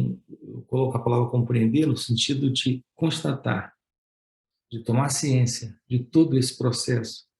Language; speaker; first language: Portuguese; native; Portuguese